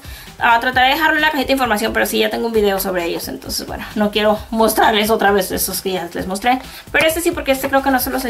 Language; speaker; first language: Spanish; native; Spanish